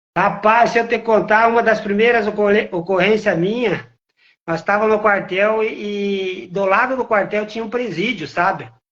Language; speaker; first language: Portuguese; native; Portuguese